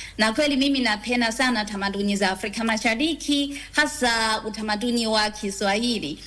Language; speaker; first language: Swahili; non-native, fluent; Chinese